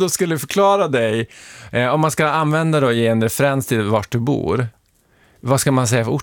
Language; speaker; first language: Swedish; native; Swedish